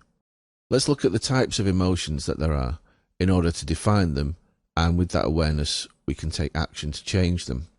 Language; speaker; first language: English; native; English